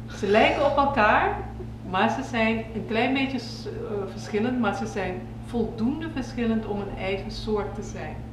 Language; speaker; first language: Dutch; native; Dutch